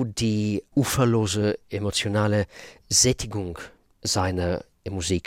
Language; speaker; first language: German; non-native, fluent; Russian